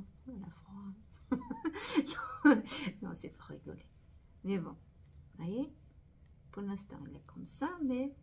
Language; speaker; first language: French; non-native, fluent; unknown